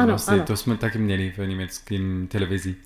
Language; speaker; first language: Czech; non-native, learner; German